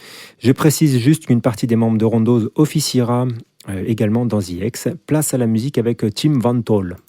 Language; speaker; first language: French; native; French